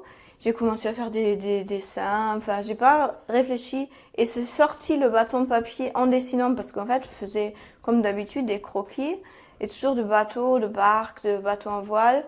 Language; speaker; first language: French; non-native, fluent; German